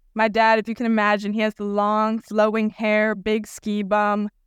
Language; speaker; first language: English; native; English